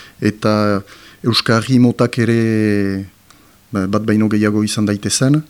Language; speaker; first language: Basque; native; Basque